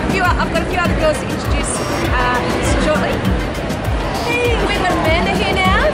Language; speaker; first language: English; native; English